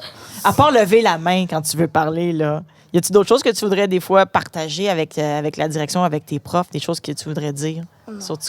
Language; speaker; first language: French; native; French